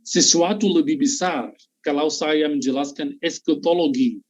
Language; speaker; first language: Indonesian; non-native, fluent; Arabic